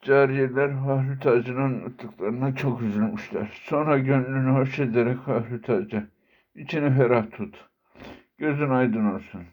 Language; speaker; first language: Turkish; native; Turkish